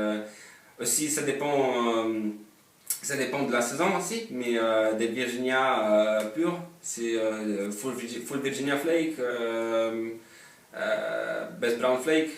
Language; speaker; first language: French; non-native, fluent; Polish